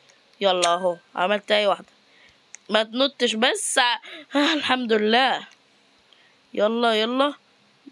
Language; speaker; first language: Arabic; native; Arabic